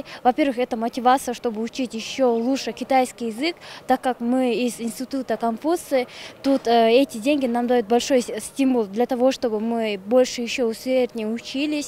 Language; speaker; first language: Russian; non-native, local second language; Kyrgyz